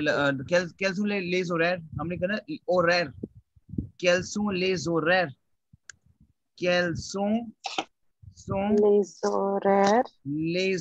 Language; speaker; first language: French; non-native, fluent; Hindi